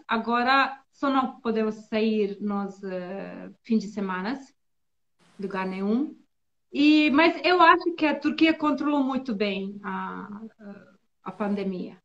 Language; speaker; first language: Portuguese; non-native, learner; Bosnian